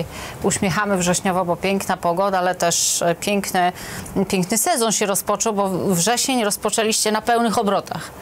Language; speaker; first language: Polish; native; Polish